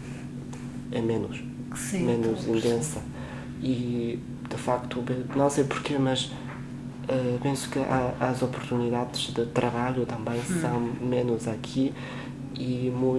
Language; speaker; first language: Portuguese; non-native, fluent; Chinese